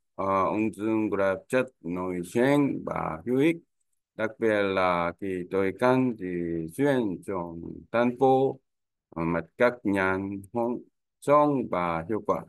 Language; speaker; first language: Vietnamese; non-native, learner; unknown